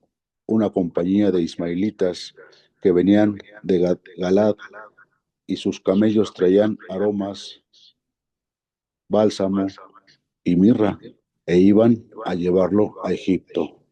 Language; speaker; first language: Spanish; native; Spanish